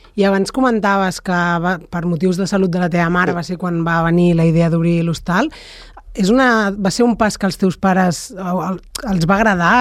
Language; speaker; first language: Catalan; native; Catalan